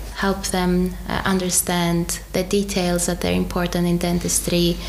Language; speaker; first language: English; non-native, fluent; Greek